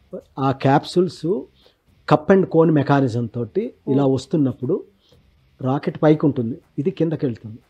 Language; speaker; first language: Telugu; native; Telugu